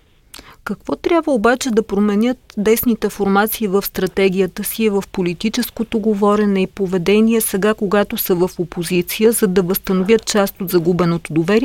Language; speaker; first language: Bulgarian; native; Bulgarian